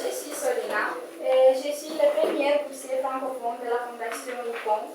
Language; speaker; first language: French; non-native, learner; Romanian